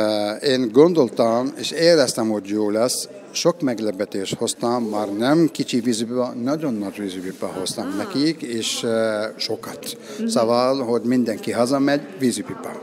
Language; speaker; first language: Hungarian; non-native, learner; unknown